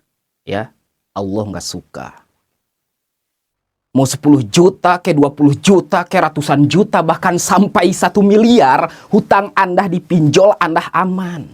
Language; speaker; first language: Indonesian; native; Indonesian